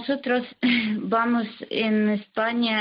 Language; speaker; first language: Spanish; non-native, learner; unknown